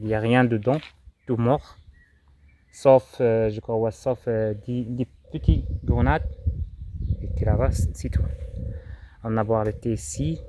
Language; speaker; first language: French; non-native, local second language; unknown